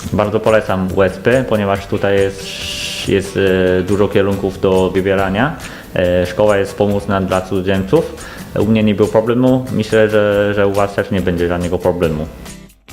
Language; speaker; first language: Polish; non-native, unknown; Chinese